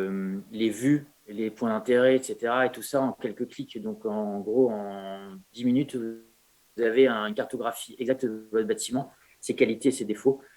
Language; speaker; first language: French; native; French